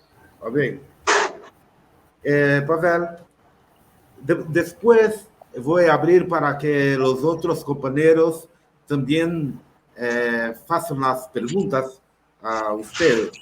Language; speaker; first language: Spanish; non-native, local second language; Portuguese